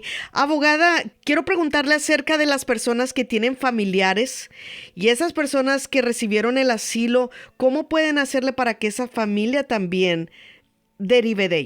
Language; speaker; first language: Spanish; native; Spanish